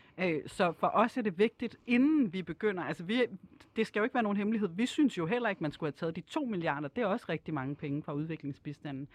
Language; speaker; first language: Danish; native; Danish